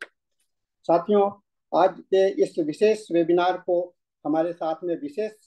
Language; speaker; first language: Hindi; native; Hindi